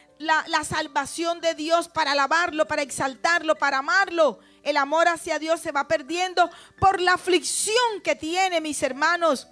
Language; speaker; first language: Spanish; native; Spanish